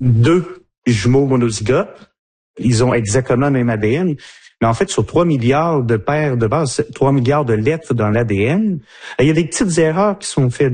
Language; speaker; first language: French; native; French